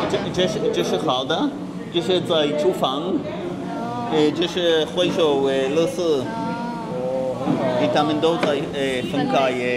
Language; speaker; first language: Chinese; non-native, learner; Hebrew